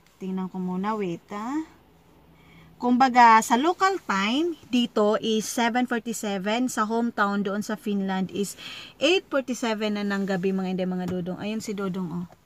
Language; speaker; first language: Filipino; native; Filipino